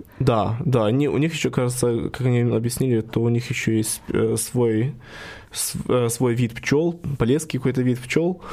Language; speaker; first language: Russian; native; Russian